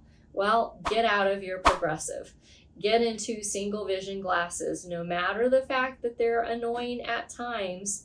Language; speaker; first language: English; native; English